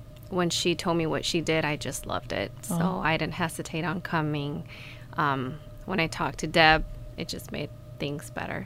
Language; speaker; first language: English; early bilingual, other home language; Spanish